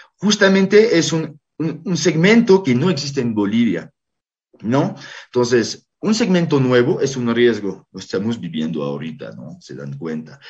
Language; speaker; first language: Spanish; non-native, fluent; French